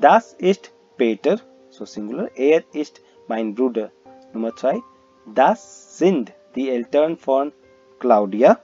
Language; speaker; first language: German; non-native, learner; Hindi